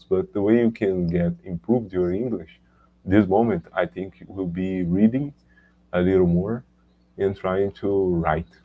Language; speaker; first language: English; non-native, learner; Portuguese